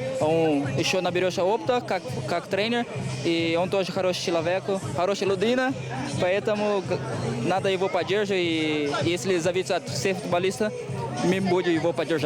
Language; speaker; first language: Russian; non-native, fluent; Portuguese